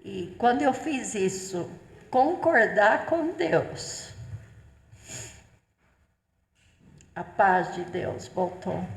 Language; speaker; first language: Portuguese; non-native, fluent; English